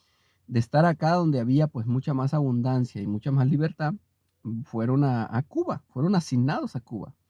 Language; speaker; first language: Spanish; native; Spanish